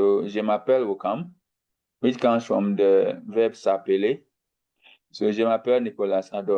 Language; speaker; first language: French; non-native, fluent; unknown